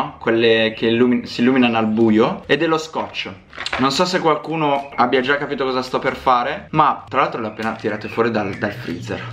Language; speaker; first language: Italian; native; Italian